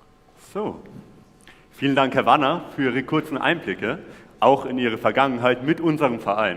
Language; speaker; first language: German; native; German